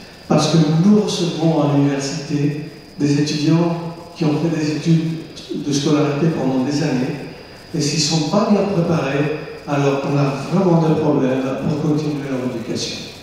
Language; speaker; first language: French; non-native, fluent; Spanish